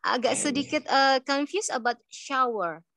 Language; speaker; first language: English; non-native, learner; Indonesian